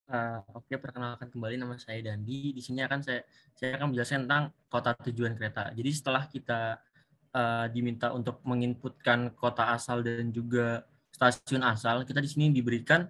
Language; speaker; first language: Indonesian; native; Indonesian